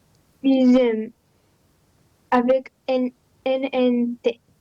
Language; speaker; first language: French; non-native, learner; Romanian